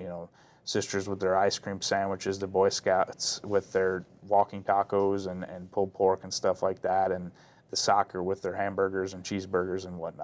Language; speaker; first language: English; native; English